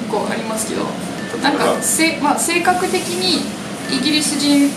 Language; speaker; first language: Japanese; non-native, fluent; English